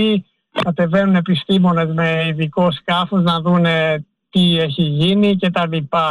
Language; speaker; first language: Greek; native; Greek